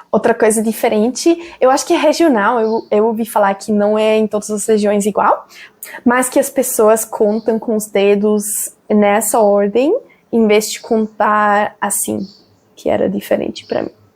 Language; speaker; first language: Portuguese; non-native, fluent; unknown